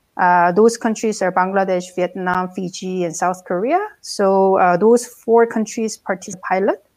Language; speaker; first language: English; non-native, fluent; Korean